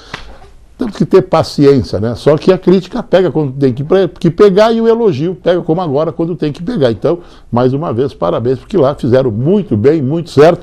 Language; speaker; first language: Portuguese; native; Portuguese